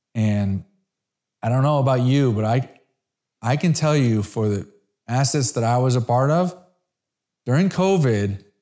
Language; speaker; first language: English; native; English